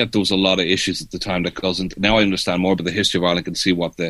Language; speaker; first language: English; native; English